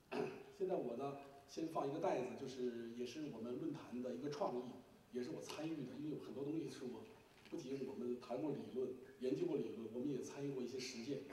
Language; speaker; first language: Chinese; native; Chinese